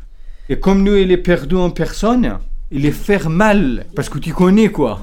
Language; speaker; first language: French; non-native, learner; Kurdish